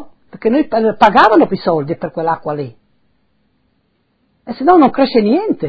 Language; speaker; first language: Italian; non-native, local second language; Friulian